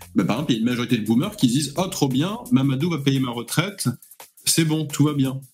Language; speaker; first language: French; native; French